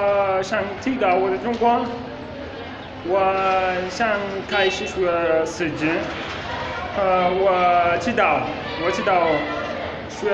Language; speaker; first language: Chinese; non-native, learner; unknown